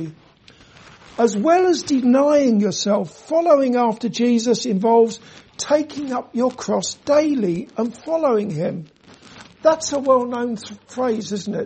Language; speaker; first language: English; native; English